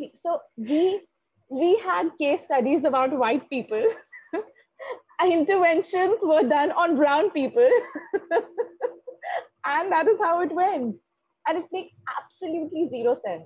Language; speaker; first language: English; non-native, local second language; Hindi